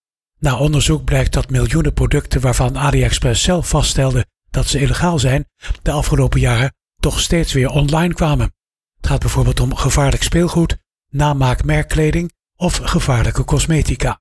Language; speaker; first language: Dutch; native; Dutch